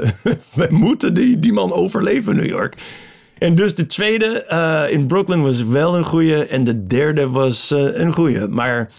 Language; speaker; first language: Dutch; non-native, fluent; English